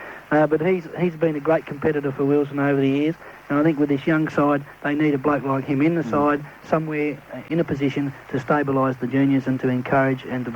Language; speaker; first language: English; native; English